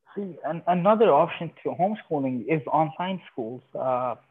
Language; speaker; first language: English; non-native, fluent; Persian